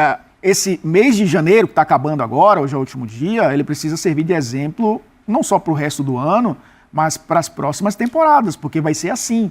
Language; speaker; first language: Portuguese; native; Portuguese